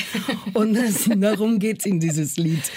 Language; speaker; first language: German; non-native, fluent; Portuguese